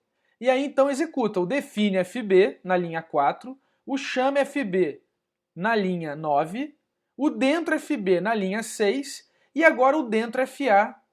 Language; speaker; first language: Portuguese; native; Portuguese